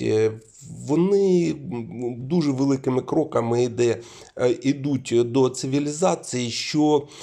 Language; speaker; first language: Ukrainian; non-native, local second language; Russian